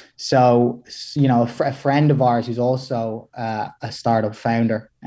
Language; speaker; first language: English; native; English